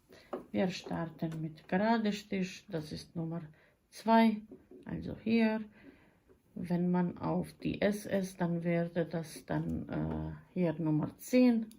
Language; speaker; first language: German; non-native, fluent; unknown